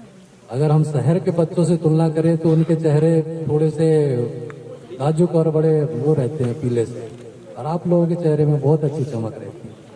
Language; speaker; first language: Hindi; native; Hindi